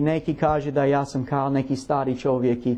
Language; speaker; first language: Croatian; non-native, learner; English